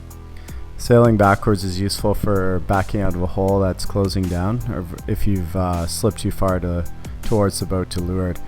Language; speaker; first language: English; native; English